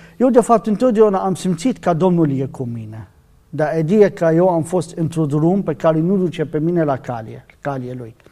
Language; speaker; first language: Romanian; non-native, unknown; Arabic